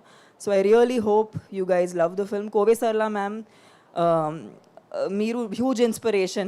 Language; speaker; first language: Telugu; non-native, local second language; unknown